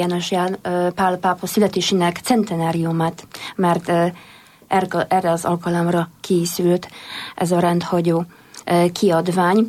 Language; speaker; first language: Hungarian; non-native, fluent; Polish